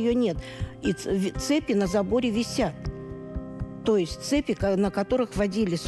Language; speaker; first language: Russian; native; Russian